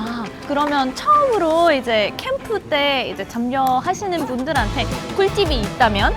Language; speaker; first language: Korean; early bilingual, heritage; Korean